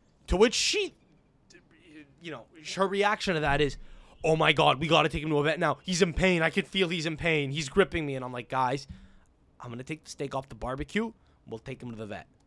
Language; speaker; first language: English; early bilingual, other home language; Italian